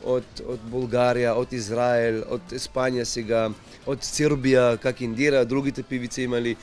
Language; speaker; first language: Bulgarian; non-native, learner; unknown